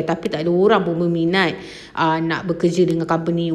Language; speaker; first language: Malay; native; Malay